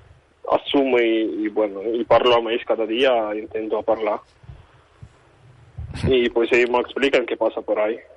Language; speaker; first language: Catalan; non-native, fluent; Ukrainian